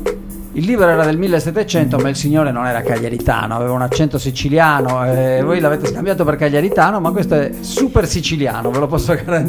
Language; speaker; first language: Italian; native; Italian